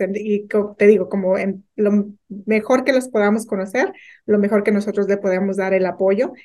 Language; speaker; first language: Spanish; native; Spanish